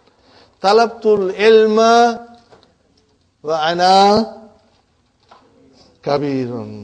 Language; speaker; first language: Arabic; non-native, fluent; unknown